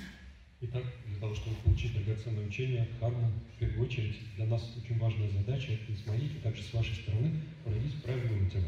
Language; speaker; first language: Russian; native; Russian